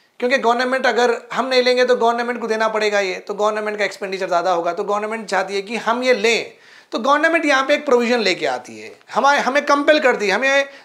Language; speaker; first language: Hindi; non-native, local second language; Urdu